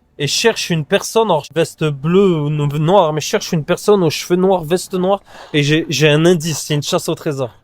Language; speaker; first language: French; native; French